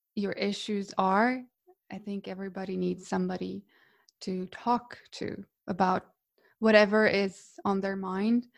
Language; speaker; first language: English; non-native, fluent; Croatian